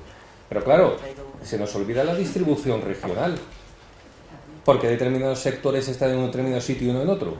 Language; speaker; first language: Spanish; native; Spanish